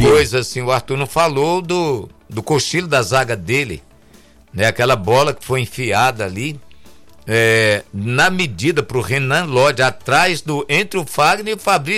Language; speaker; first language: Portuguese; native; Portuguese